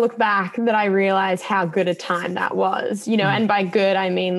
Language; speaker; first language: English; native; English